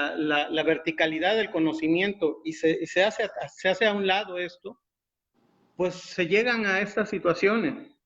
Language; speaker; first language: Spanish; native; Spanish